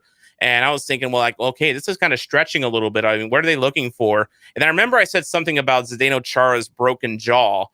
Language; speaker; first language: English; native; English